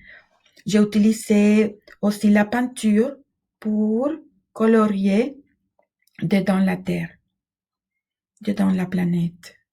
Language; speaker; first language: French; non-native, fluent; Spanish